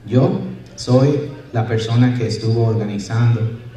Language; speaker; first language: Spanish; early bilingual, other home language; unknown